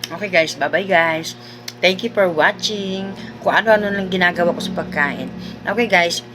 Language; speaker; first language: Filipino; native; Filipino